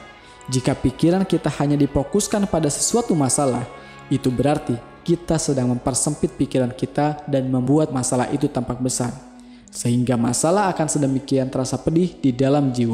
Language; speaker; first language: Indonesian; native; Indonesian